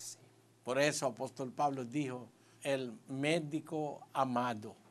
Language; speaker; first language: Spanish; non-native, learner; Filipino